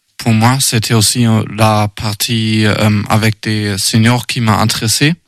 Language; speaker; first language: French; non-native, learner; German